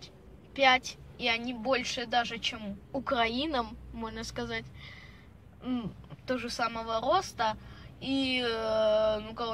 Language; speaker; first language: Russian; early bilingual, heritage; Russian